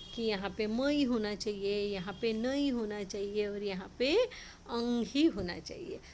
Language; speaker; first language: Hindi; non-native, local second language; Marathi